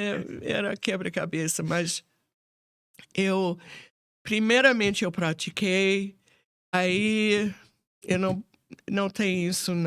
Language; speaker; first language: Portuguese; non-native, fluent; English